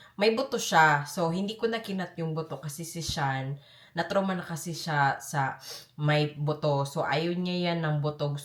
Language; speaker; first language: Filipino; non-native, local second language; Cebuano